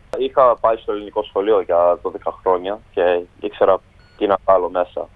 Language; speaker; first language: Greek; early bilingual, heritage; Greek